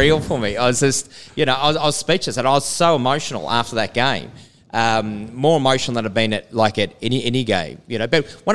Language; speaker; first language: English; native; English